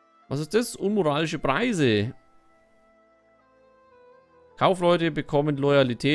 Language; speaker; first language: German; native; German